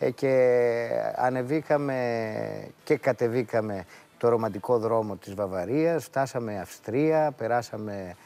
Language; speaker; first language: Greek; native; Greek